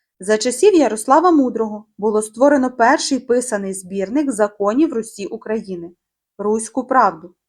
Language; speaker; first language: Ukrainian; native; Ukrainian